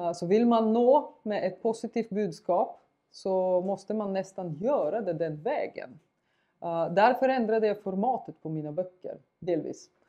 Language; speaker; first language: Swedish; non-native, fluent; Bulgarian